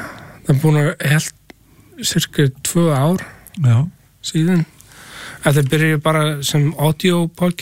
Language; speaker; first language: Icelandic; non-native, learner; English